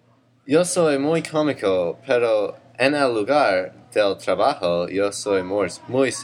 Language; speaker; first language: Spanish; non-native, learner; English